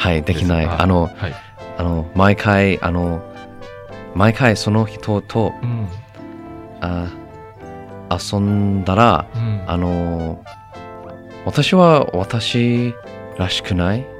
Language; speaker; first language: Japanese; non-native, learner; English